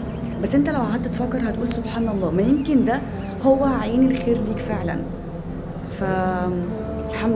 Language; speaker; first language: Arabic; native; Arabic